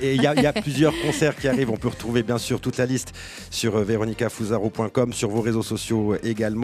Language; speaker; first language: French; native; French